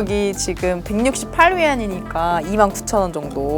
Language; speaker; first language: Korean; native; Korean